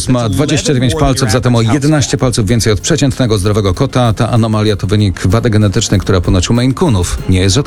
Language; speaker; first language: Polish; native; Polish